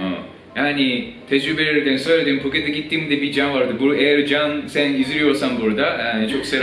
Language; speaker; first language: Turkish; non-native, fluent; Japanese